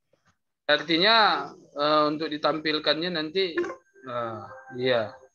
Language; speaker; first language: Indonesian; native; Indonesian